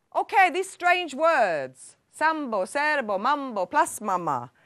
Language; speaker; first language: English; native; English